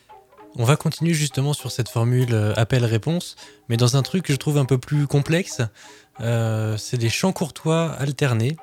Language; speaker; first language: French; native; French